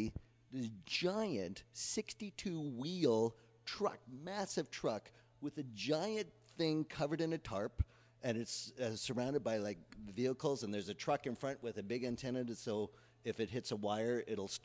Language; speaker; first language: English; native; English